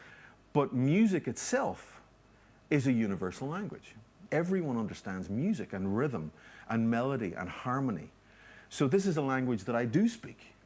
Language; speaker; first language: English; native; English